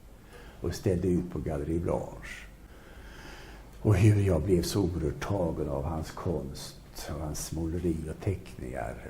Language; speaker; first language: Swedish; native; Swedish